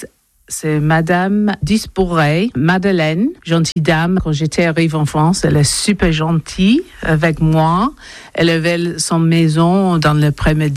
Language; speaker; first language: French; non-native, learner; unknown